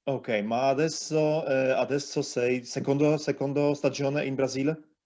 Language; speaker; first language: Italian; non-native, learner; Polish